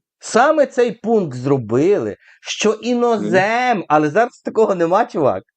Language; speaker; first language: Ukrainian; native; Ukrainian